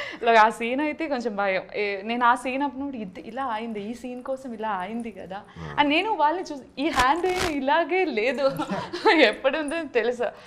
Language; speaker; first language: Telugu; non-native, learner; Malayalam